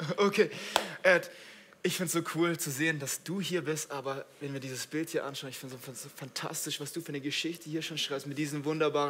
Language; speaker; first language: German; native; German